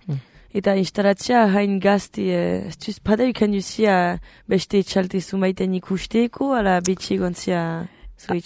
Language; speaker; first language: Basque; native; Basque